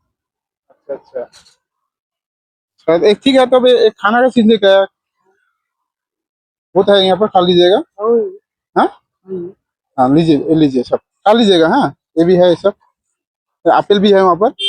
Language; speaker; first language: Hindi; non-native, local second language; Assamese